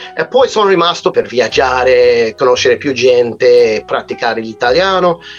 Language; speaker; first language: Italian; non-native, fluent; English